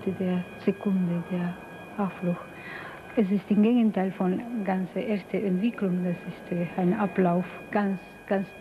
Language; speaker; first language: German; non-native, fluent; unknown